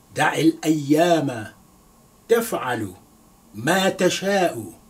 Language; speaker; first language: Arabic; non-native, fluent; Yoruba